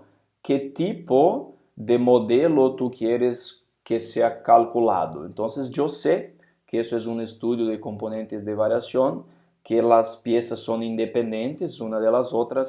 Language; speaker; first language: Spanish; non-native, fluent; Portuguese